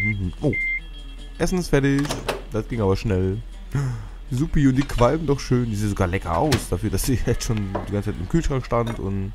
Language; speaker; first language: German; native; German